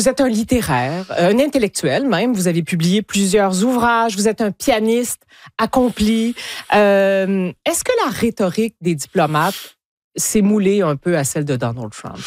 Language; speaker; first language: French; native; French